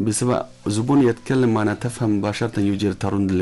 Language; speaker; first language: Arabic; non-native, learner; Chinese